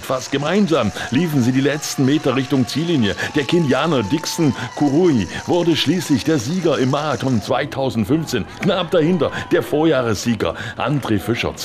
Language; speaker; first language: German; native; German